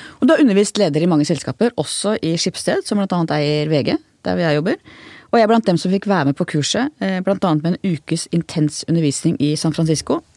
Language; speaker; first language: Norwegian; native; Norwegian